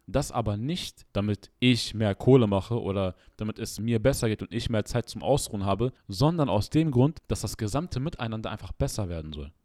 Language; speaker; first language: German; early bilingual, other home language; Arabic